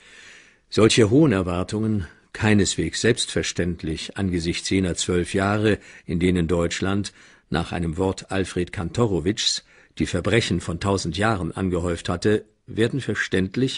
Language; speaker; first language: German; native; German